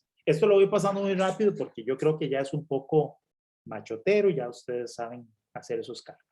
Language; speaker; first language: Spanish; native; Spanish